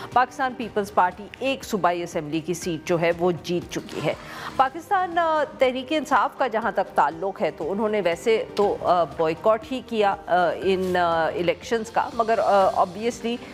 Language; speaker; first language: Urdu; native; Urdu